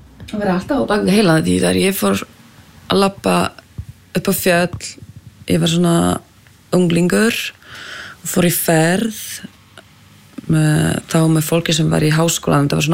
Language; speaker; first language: Icelandic; non-native, fluent; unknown